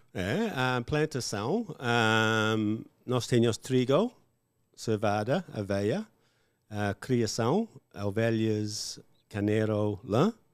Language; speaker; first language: Portuguese; non-native, learner; English